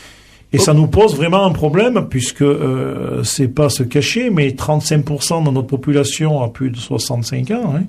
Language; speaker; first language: French; native; French